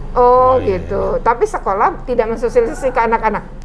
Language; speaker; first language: Indonesian; native; Indonesian